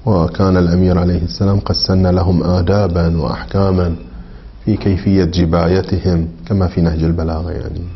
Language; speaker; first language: Arabic; native; Arabic